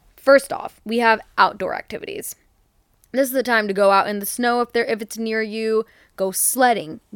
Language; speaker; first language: English; early bilingual, other home language; Hindi